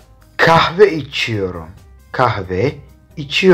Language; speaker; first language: Turkish; non-native, fluent; Somali